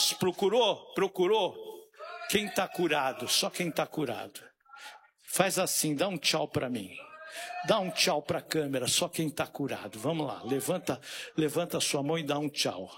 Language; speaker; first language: Portuguese; native; Portuguese